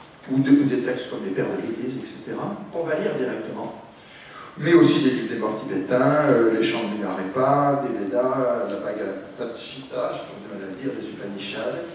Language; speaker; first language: French; native; French